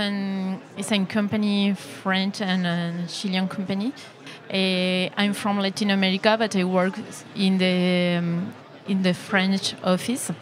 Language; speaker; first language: English; non-native, learner; Spanish